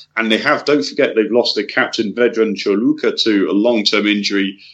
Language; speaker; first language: English; native; English